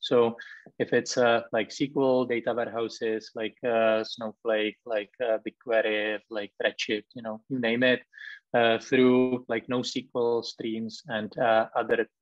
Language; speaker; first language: English; non-native, fluent; Czech